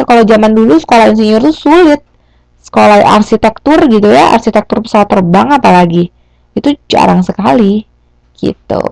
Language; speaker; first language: Indonesian; native; Indonesian